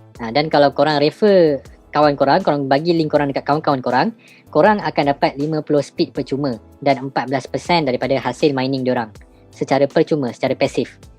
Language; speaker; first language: Malay; native; Malay